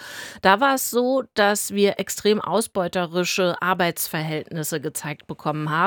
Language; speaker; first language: German; native; German